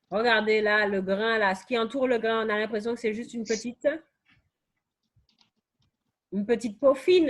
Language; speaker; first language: French; native; French